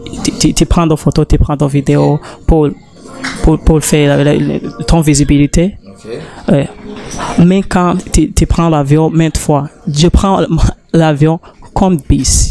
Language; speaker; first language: French; non-native, learner; Rundi